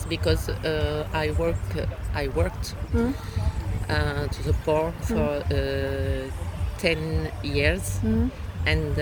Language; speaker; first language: English; non-native, learner; French